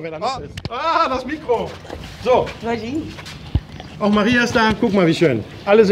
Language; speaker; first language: German; native; German